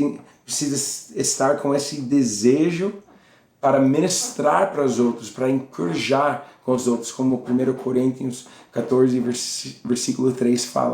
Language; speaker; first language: Portuguese; non-native, learner; English